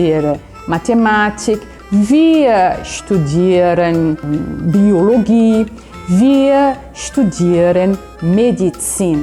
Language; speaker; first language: German; non-native, fluent; Portuguese